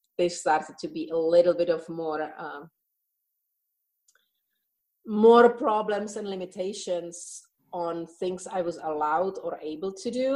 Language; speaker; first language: English; non-native, fluent; Czech